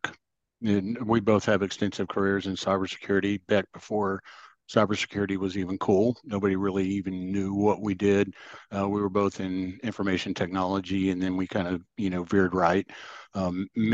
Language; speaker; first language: English; native; English